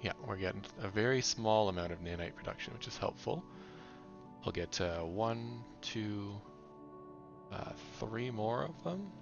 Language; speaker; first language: English; native; English